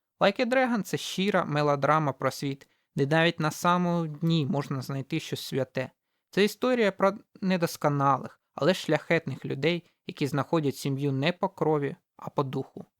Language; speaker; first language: Ukrainian; native; Ukrainian